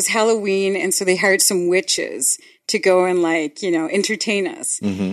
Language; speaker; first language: English; non-native, fluent; Spanish